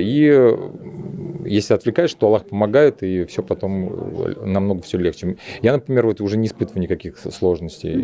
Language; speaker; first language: Russian; native; Russian